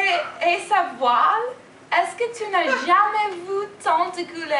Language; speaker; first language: French; non-native, learner; English